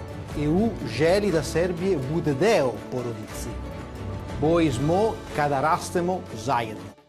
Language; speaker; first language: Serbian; non-native, learner; Italian